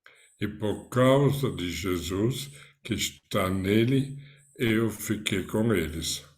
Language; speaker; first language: Portuguese; non-native, fluent; German